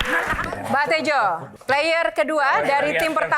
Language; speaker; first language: Indonesian; native; Indonesian